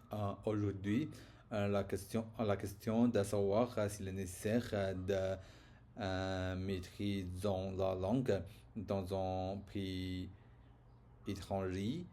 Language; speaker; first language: French; non-native, learner; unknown